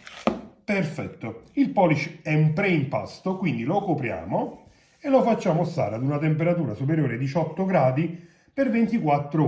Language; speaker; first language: Italian; native; Italian